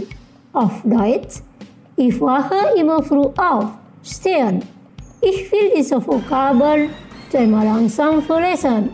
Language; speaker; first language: German; non-native, fluent; Indonesian